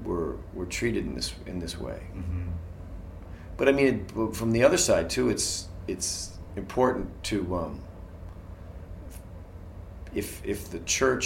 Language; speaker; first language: English; native; English